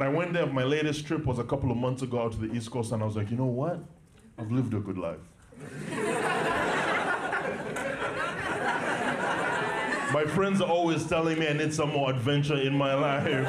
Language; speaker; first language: English; non-native, local second language; Ganda